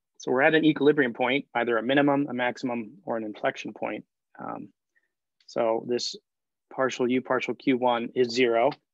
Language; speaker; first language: English; native; English